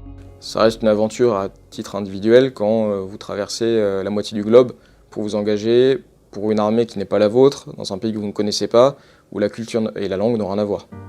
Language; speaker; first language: French; native; French